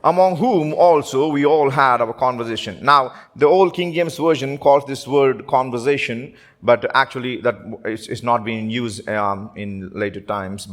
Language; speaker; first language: English; non-native, local second language; Telugu